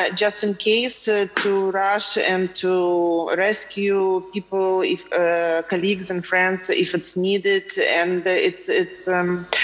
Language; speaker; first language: English; non-native, fluent; Ukrainian